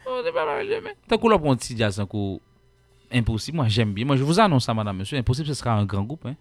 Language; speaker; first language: French; non-native, local second language; Haitian Creole